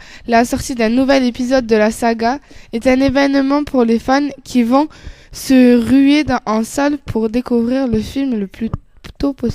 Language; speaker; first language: French; native; French